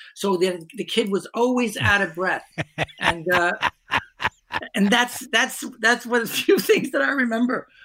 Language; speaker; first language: English; native; English